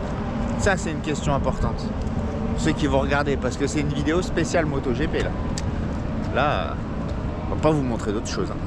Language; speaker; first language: French; native; French